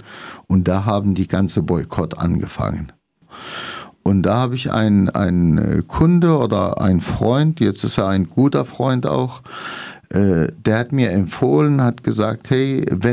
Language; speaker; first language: German; non-native, fluent; Arabic